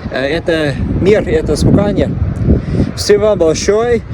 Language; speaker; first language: Russian; non-native, learner; English